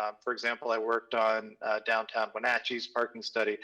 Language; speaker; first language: English; native; English